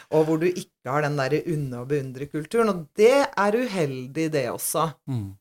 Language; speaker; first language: Norwegian; native; Norwegian